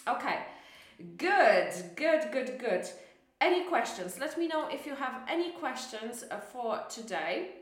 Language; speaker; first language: English; non-native, fluent; Polish